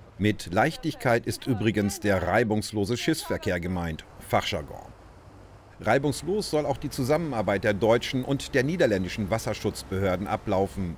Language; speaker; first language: German; native; German